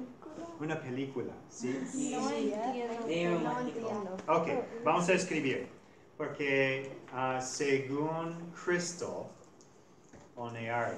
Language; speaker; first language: Spanish; non-native, fluent; English